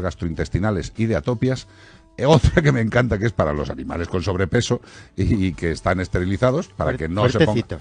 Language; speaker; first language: Spanish; native; Spanish